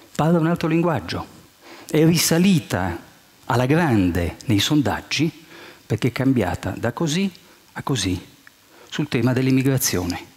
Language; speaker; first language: Italian; early bilingual, heritage; Italian